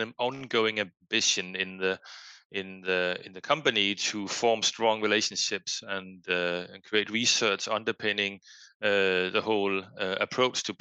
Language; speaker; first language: English; non-native, fluent; Danish